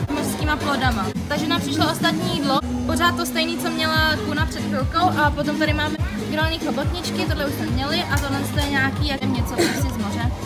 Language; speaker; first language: Czech; early bilingual, other home language; Vietnamese